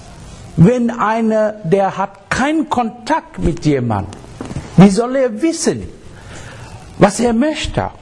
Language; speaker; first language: German; non-native, fluent; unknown